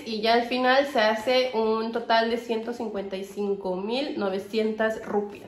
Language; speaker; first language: Spanish; native; Spanish